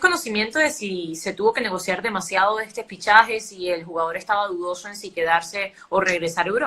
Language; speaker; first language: Spanish; native; Spanish